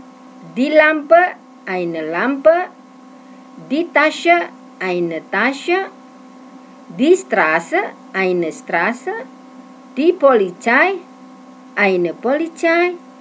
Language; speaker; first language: German; non-native, fluent; Indonesian